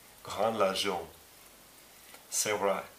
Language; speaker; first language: French; non-native, learner; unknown